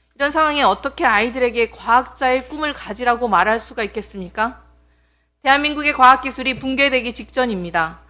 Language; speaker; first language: Korean; native; Korean